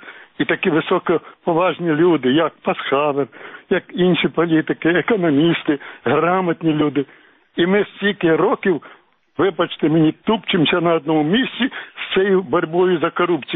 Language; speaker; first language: Ukrainian; native; Ukrainian